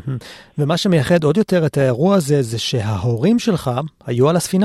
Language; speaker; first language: Hebrew; native; Hebrew